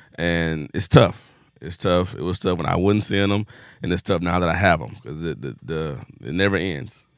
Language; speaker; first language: English; native; English